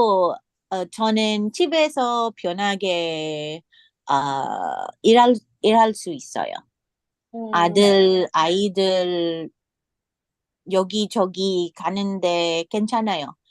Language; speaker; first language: Korean; non-native, learner; English